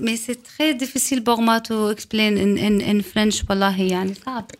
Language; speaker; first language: French; non-native, learner; Arabic